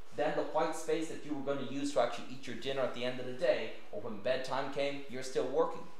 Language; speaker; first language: English; native; English